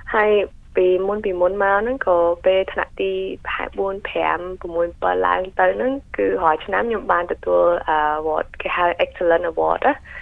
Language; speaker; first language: Khmer; early bilingual, heritage; Khmer